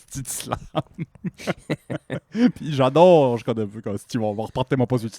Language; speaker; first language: French; native; French